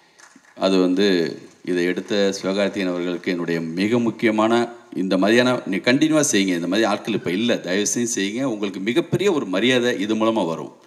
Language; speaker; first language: Tamil; native; Tamil